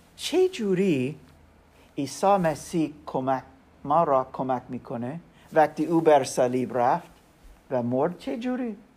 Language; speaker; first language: Persian; non-native, learner; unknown